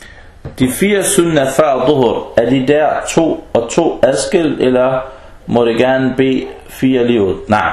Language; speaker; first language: Danish; non-native, fluent; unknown